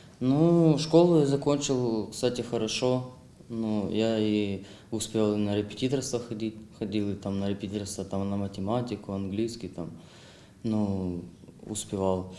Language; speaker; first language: Russian; non-native, local second language; Ukrainian